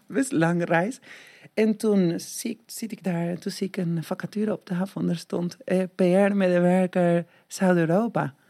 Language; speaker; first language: Dutch; non-native, fluent; Spanish